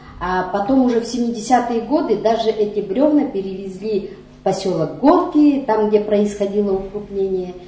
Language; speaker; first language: Russian; non-native, local second language; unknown